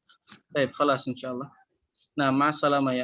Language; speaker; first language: Arabic; non-native, fluent; Indonesian